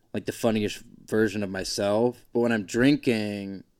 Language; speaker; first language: English; native; English